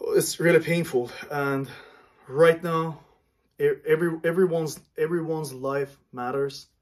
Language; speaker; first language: English; non-native, fluent; Armenian